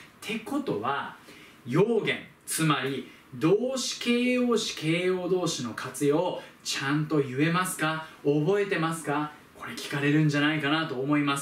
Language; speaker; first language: Japanese; native; Japanese